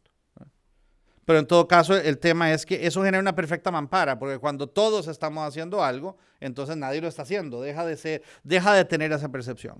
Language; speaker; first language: Spanish; native; Spanish